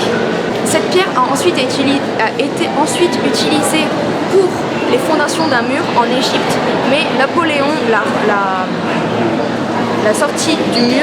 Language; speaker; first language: French; native; French